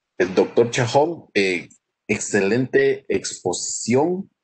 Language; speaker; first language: Spanish; native; Spanish